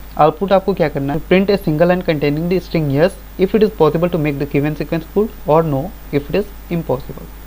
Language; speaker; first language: Hindi; native; Hindi